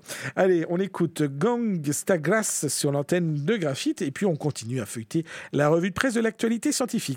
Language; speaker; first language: French; native; French